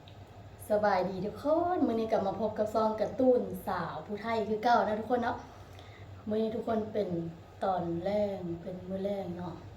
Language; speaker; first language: Thai; non-native, local second language; Lao